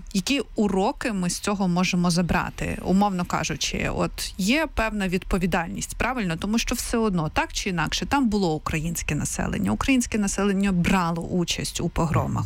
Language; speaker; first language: Ukrainian; native; Ukrainian